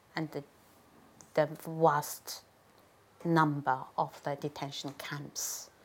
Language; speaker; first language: English; non-native, fluent; Chinese